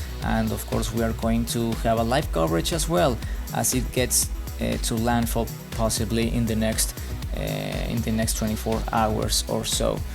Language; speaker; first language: English; non-native, fluent; Spanish